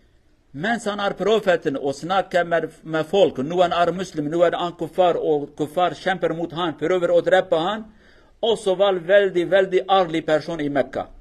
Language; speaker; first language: Swedish; non-native, learner; Kurdish